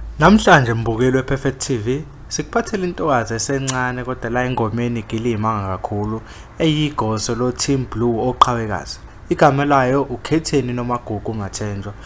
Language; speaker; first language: Zulu; native; Zulu